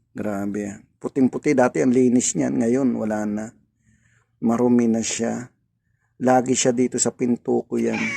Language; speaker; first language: Filipino; non-native, local second language; Cebuano